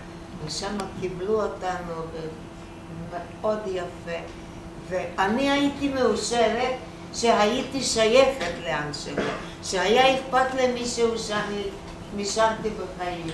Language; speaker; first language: Hebrew; non-native, fluent; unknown